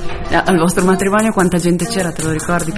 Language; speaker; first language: Italian; native; Italian